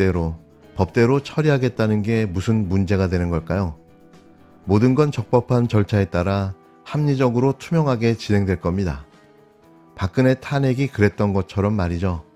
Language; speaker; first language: Korean; native; Korean